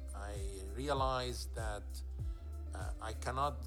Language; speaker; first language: English; non-native, fluent; Arabic